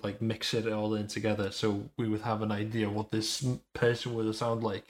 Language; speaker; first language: English; native; English